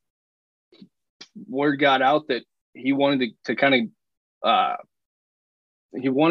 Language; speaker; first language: English; native; English